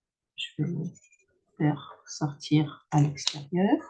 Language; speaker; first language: French; non-native, fluent; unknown